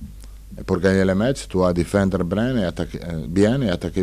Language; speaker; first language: French; non-native, learner; Italian